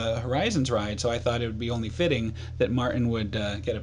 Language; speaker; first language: English; native; English